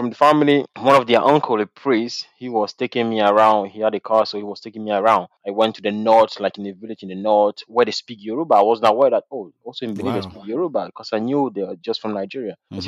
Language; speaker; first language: English; non-native, local second language; French